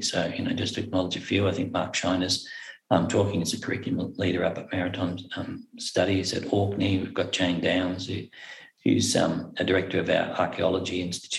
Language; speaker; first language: English; native; English